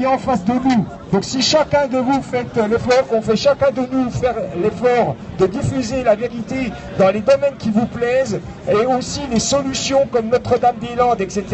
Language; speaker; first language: French; native; French